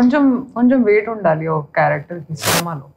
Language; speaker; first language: Telugu; non-native, fluent; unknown